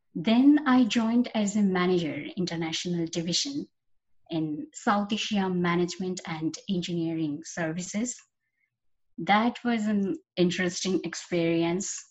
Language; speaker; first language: English; non-native, local second language; Bangla